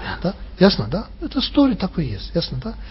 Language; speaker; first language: Russian; non-native, learner; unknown